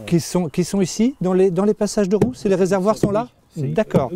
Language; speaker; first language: French; native; French